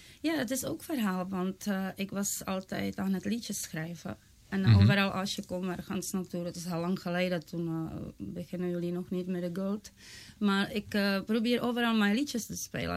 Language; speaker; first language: Dutch; non-native, fluent; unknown